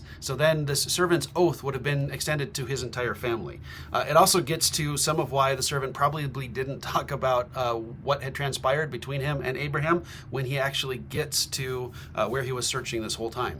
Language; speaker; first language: English; native; English